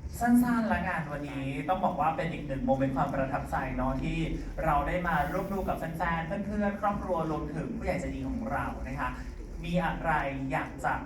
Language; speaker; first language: Thai; native; Thai